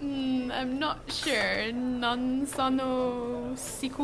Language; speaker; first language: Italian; non-native, learner; English